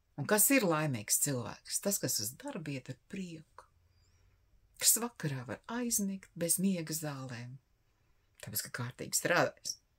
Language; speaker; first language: Latvian; native; Latvian